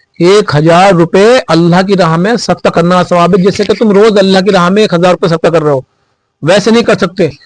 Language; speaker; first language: Urdu; native; Urdu